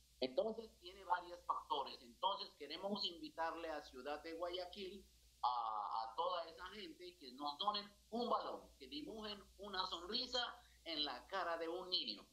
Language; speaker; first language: Spanish; non-native, fluent; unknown